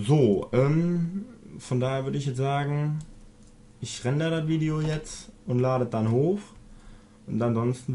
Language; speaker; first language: German; native; German